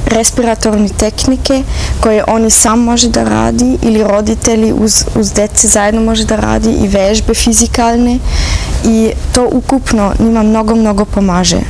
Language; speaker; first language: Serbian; early bilingual, heritage; Serbian